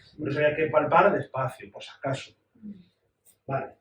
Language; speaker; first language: Spanish; native; Spanish